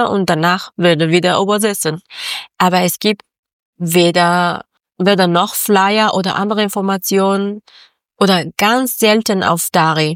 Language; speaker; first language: German; non-native, learner; Persian